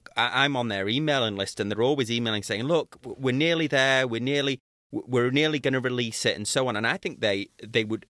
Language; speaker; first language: English; native; English